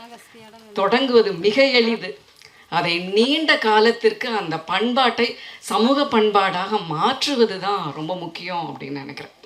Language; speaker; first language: Tamil; native; Tamil